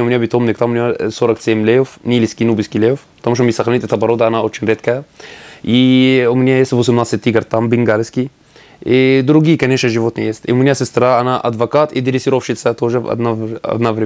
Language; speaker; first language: Russian; non-native, learner; Arabic